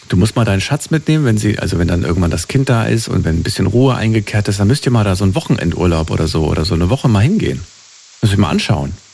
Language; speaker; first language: German; native; German